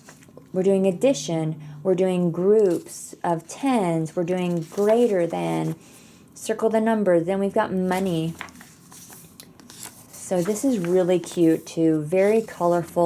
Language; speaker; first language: English; native; English